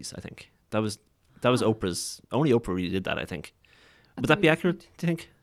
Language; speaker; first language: English; native; English